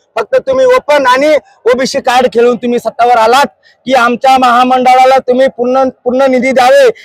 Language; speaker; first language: Marathi; non-native, local second language; Lambadi